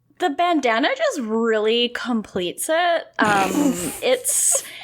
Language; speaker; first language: English; native; English